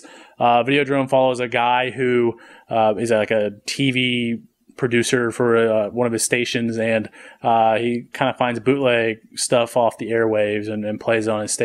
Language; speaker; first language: English; native; English